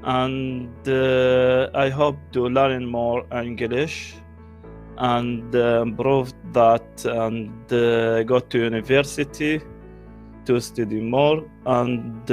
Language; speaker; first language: English; non-native, learner; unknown